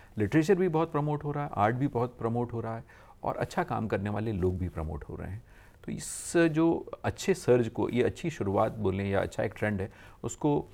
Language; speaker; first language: Hindi; native; Hindi